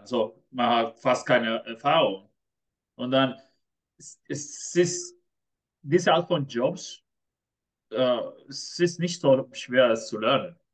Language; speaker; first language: German; non-native, fluent; Spanish